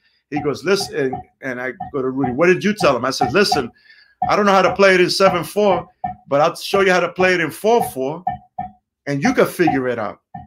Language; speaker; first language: English; early bilingual, other home language; Spanish